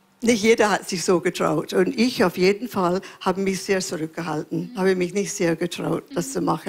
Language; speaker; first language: German; non-native, fluent; English